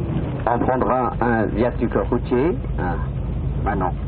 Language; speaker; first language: French; non-native, fluent; Chinese